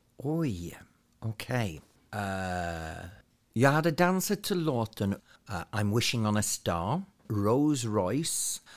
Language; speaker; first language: Swedish; non-native, fluent; English